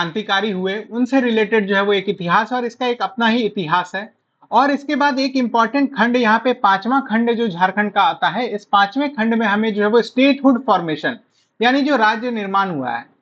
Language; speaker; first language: Hindi; native; Hindi